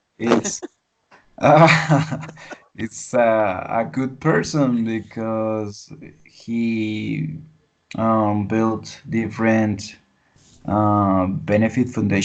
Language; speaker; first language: English; non-native, learner; Spanish